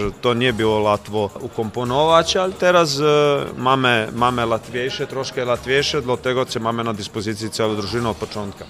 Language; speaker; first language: Polish; non-native, fluent; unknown